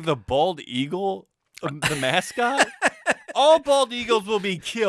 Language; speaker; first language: English; native; English